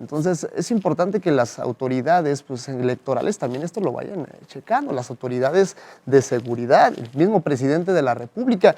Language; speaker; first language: Spanish; native; Spanish